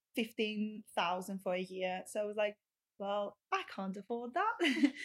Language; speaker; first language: English; non-native, fluent; Greek